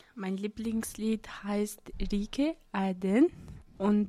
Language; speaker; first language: German; non-native, fluent; Albanian